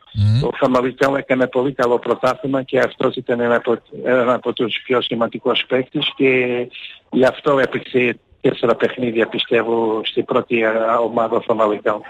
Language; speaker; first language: Greek; non-native, learner; Portuguese